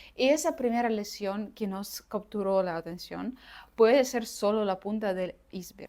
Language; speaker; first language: Spanish; non-native, fluent; Russian